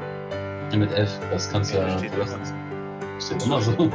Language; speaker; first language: German; native; German